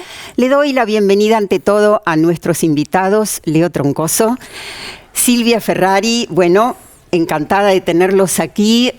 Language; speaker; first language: Spanish; native; Spanish